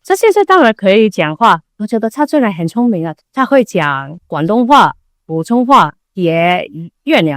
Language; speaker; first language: Chinese; non-native, learner; Cantonese